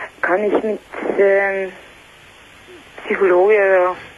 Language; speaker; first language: German; non-native, learner; Russian